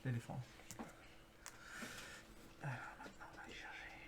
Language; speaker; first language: French; native; French